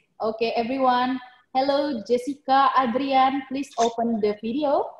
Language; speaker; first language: English; non-native, fluent; Indonesian